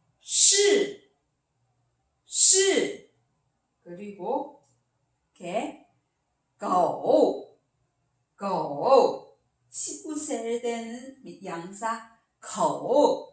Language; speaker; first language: Korean; non-native, learner; Chinese